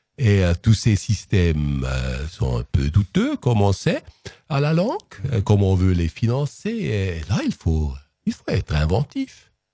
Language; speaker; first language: French; non-native, local second language; Swiss German